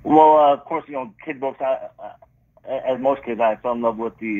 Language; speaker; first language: English; native; English